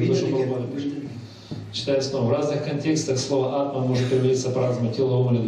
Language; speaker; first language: Russian; native; Russian